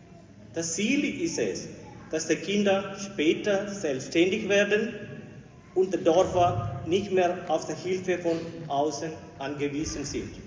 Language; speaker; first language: German; non-native, fluent; Malayalam